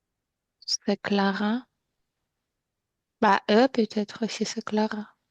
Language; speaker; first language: French; non-native, learner; Ukrainian